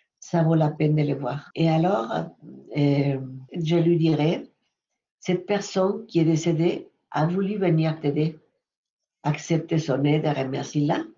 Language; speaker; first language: French; non-native, fluent; Spanish